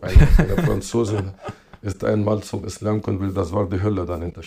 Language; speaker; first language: German; non-native, fluent; Arabic